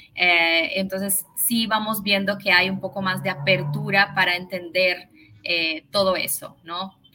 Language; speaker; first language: Spanish; early bilingual, heritage; Spanish